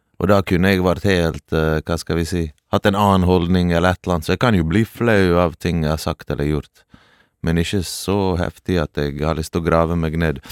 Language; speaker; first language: Norwegian; early bilingual, other home language; Bosnian